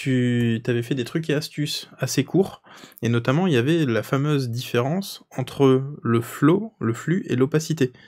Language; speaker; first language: French; native; French